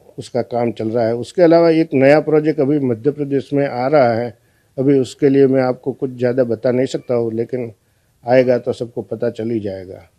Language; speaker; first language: Hindi; non-native, local second language; Gujarati